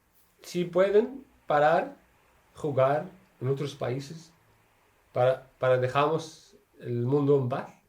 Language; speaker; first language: Spanish; non-native, learner; Arabic